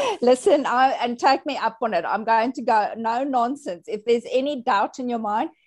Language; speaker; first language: English; native; English